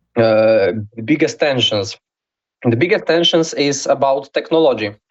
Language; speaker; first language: English; non-native, learner; Polish